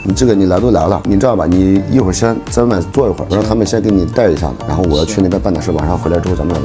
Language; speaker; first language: Chinese; native; Chinese